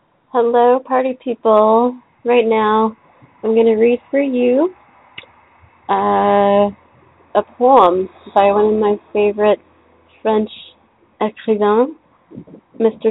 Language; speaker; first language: English; native; English